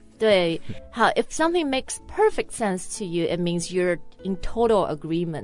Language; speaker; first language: English; non-native, fluent; Chinese